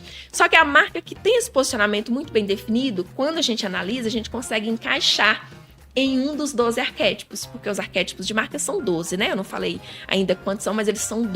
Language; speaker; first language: Portuguese; native; Portuguese